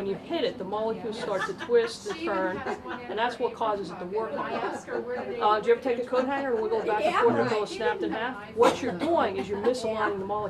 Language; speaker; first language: English; native; English